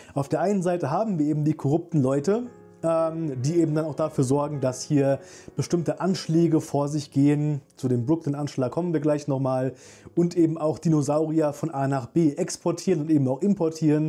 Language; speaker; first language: German; native; German